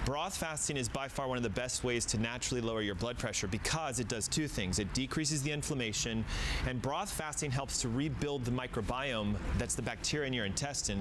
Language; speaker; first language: English; native; English